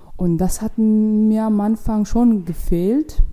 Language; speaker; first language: German; non-native, fluent; Russian